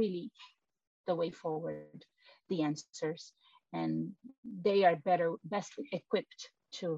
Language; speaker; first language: English; non-native, fluent; Portuguese